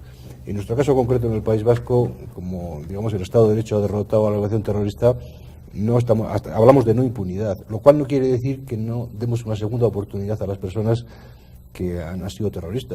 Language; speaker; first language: Spanish; native; Spanish